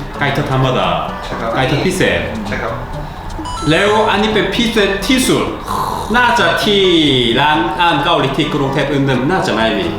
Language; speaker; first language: Thai; non-native, learner; Korean